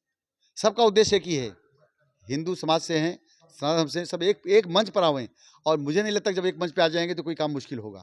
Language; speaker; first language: Hindi; native; Hindi